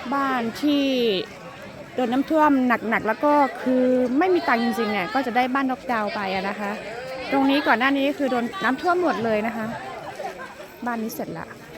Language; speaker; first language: Thai; non-native, local second language; Karen languages